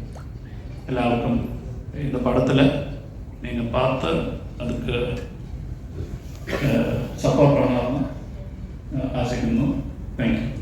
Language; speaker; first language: Tamil; non-native, learner; Malayalam